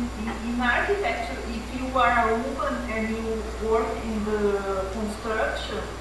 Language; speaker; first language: English; non-native, fluent; Portuguese